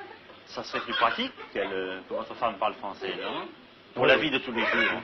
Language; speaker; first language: French; native; French